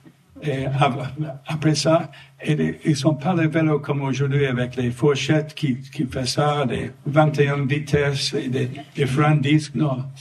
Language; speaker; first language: French; non-native, fluent; English